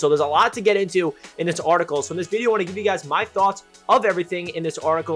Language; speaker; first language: English; native; English